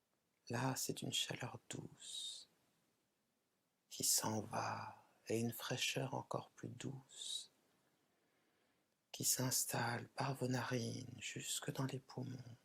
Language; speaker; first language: French; native; French